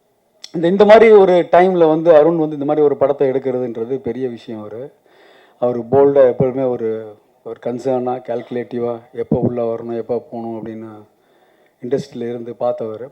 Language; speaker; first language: Tamil; native; Tamil